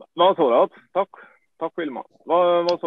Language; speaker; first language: Swedish; native; Swedish